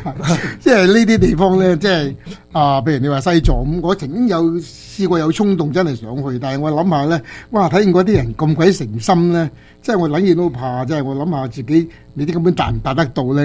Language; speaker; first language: Chinese; native; Chinese